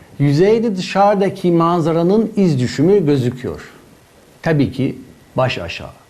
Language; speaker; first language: Turkish; non-native, fluent; German